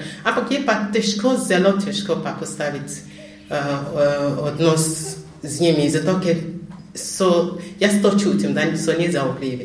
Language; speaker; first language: Slovenian; non-native, fluent; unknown